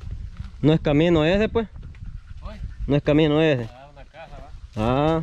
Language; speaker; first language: Spanish; native; Spanish